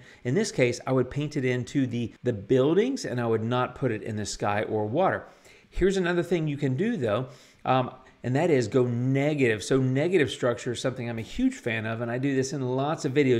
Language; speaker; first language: English; native; English